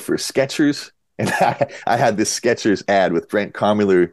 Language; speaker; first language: English; native; English